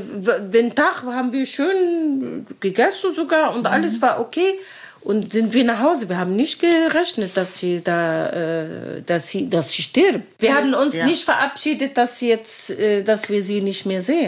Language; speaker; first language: German; non-native, learner; Arabic